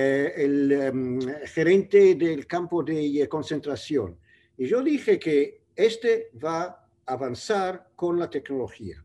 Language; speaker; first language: Spanish; non-native, fluent; English